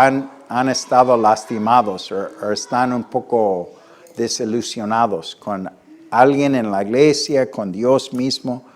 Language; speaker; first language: Spanish; non-native, fluent; English